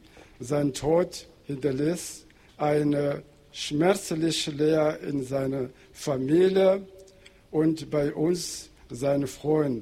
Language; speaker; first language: German; non-native, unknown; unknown